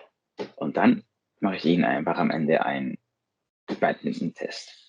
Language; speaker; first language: German; non-native, fluent; Spanish